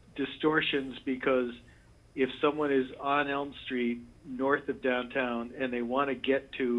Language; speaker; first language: English; native; English